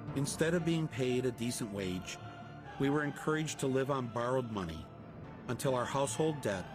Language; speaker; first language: English; native; English